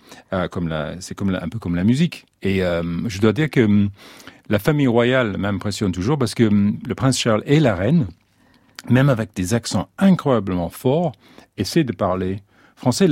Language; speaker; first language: French; non-native, fluent; English